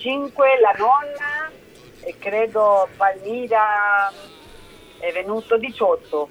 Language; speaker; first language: Italian; early bilingual, heritage; Spanish